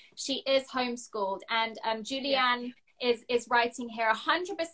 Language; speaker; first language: English; native; English